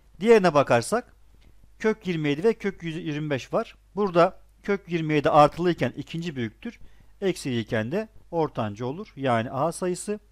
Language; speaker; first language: Turkish; native; Turkish